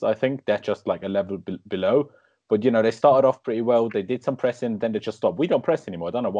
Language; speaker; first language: English; native; English